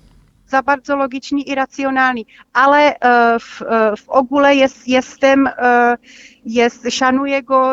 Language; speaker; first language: Polish; non-native, fluent; Czech